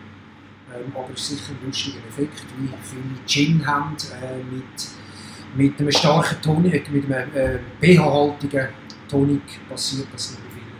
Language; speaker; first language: German; native; German